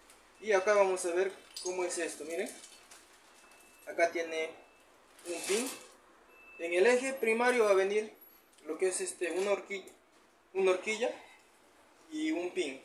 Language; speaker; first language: Spanish; native; Spanish